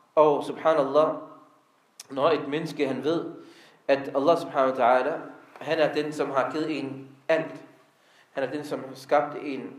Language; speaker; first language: Danish; early bilingual, other home language; Arabic